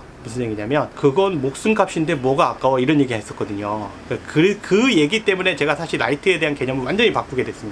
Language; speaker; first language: Korean; native; Korean